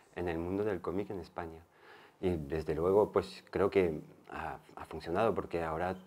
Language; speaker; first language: Spanish; non-native, fluent; French